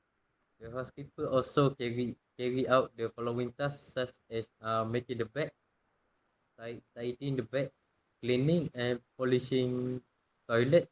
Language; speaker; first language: English; non-native, local second language; Malay